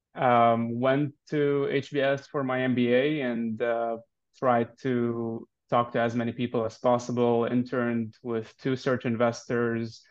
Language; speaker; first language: English; non-native, fluent; Arabic